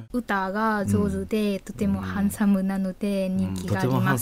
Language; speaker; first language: Japanese; non-native, fluent; Vietnamese